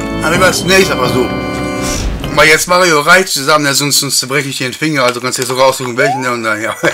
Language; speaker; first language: German; native; German